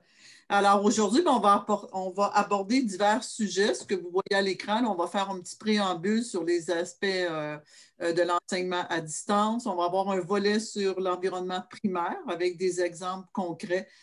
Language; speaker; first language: French; native; French